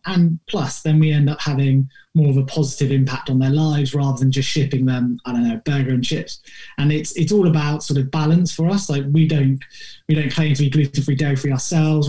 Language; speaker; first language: English; native; English